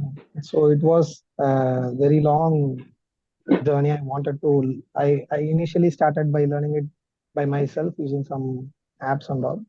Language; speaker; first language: English; non-native, local second language; Tamil